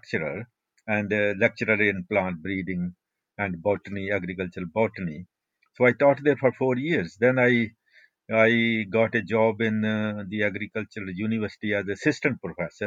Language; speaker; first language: English; non-native, local second language; Punjabi